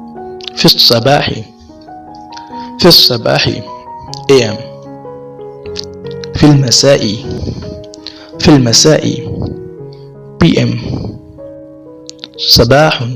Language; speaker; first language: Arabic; non-native, fluent; Urdu